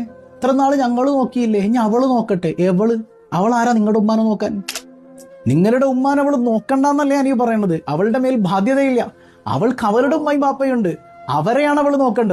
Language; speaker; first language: Malayalam; native; Malayalam